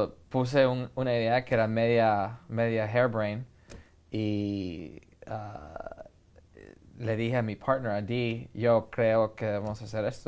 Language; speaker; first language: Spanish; early bilingual, heritage; Spanish